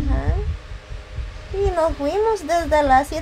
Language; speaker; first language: Spanish; native; Spanish